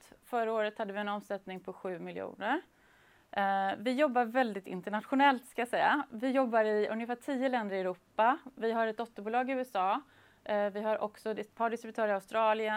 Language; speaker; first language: Swedish; native; Swedish